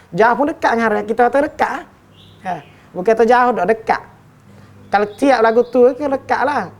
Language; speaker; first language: Malay; native; Malay